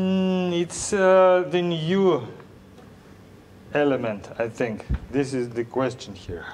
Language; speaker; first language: English; non-native, learner; Russian